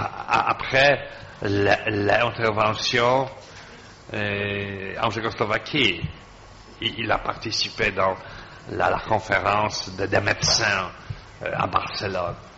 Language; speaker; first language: French; non-native, fluent; Polish